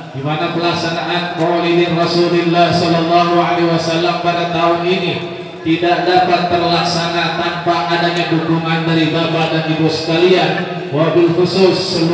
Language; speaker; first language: Indonesian; native; Indonesian